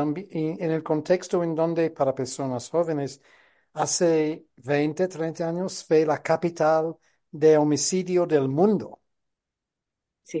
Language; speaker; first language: Spanish; non-native, fluent; English